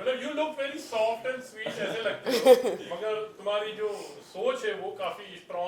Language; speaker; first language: Hindi; native; Hindi